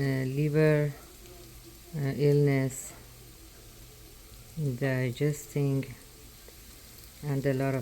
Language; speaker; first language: English; non-native, learner; Persian